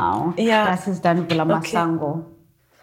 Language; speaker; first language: German; non-native, learner; Xhosa